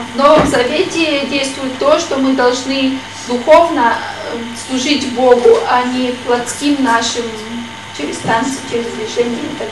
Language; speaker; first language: Russian; native; Russian